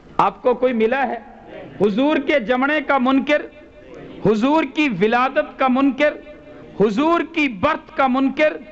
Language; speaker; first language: Urdu; non-native, local second language; Punjabi